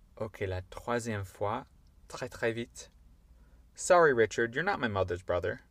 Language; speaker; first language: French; non-native, fluent; English